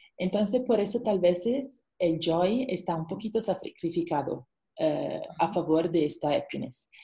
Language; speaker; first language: Spanish; non-native, fluent; Italian